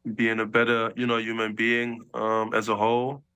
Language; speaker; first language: English; early bilingual, other home language; German